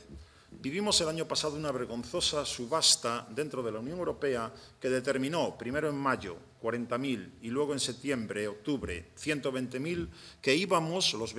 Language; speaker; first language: Spanish; native; Spanish